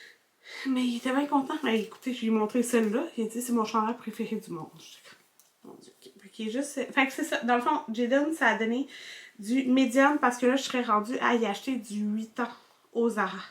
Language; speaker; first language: French; native; French